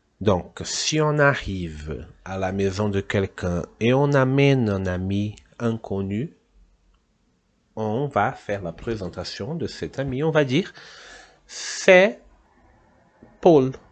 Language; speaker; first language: French; non-native, fluent; Portuguese